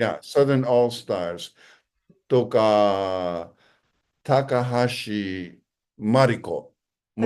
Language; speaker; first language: Japanese; non-native, fluent; English